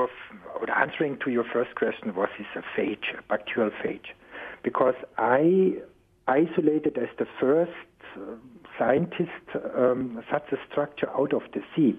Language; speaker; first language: English; non-native, fluent; German